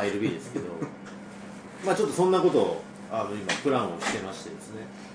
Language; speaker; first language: Japanese; native; Japanese